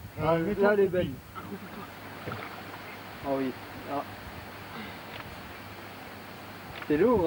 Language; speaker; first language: French; native; French